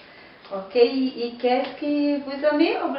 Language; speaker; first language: French; non-native, learner; Portuguese